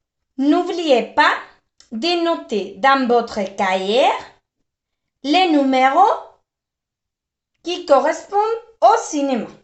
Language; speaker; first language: French; non-native, fluent; Spanish